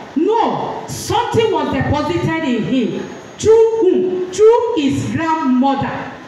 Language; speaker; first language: English; non-native, local second language; Yoruba